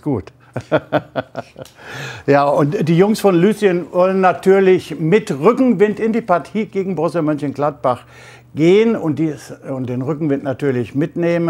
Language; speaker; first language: German; native; German